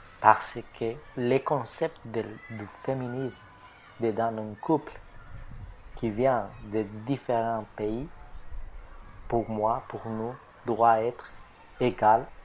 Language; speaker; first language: French; non-native, fluent; Spanish